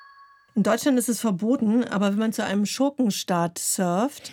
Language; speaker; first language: German; native; German